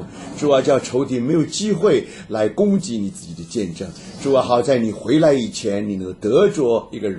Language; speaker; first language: Chinese; native; Chinese